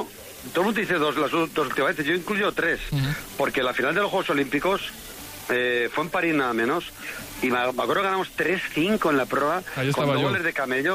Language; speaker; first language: Spanish; native; Spanish